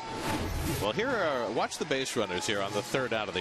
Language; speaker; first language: English; native; English